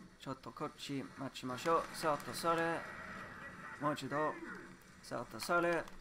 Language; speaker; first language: Japanese; non-native, learner; English